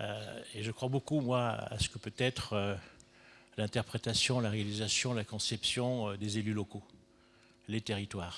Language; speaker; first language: French; native; French